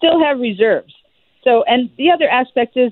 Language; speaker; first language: English; native; English